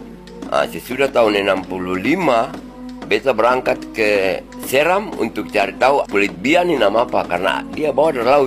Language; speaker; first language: Indonesian; non-native, local second language; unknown